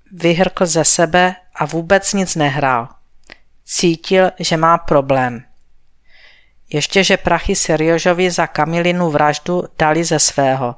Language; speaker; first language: Czech; native; Czech